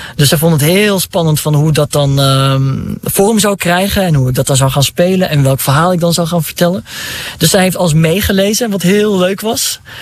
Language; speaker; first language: Dutch; early bilingual, other home language; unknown